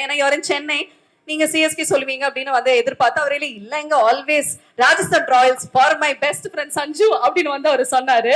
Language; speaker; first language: Tamil; native; Tamil